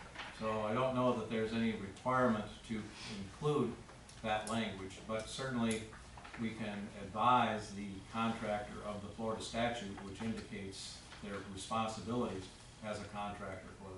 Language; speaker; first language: English; native; English